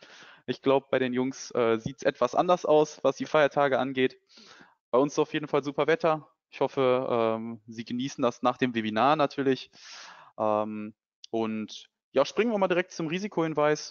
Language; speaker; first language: German; native; German